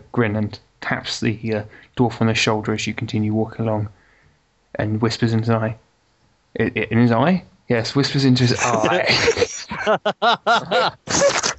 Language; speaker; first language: English; native; English